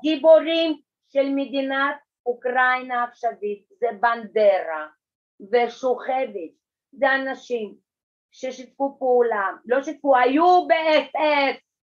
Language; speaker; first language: Hebrew; non-native, fluent; Russian